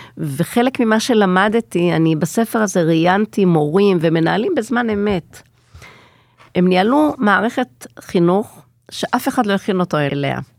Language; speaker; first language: Hebrew; native; Hebrew